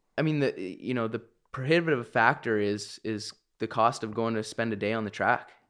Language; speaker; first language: English; native; English